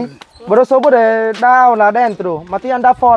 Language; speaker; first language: Portuguese; non-native, learner; Vietnamese